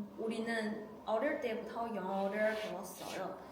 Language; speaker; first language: Korean; non-native, learner; Chinese